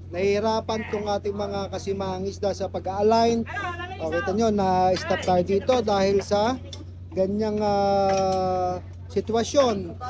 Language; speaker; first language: Filipino; native; Filipino